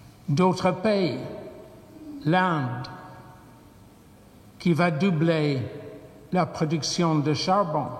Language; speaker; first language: French; non-native, fluent; English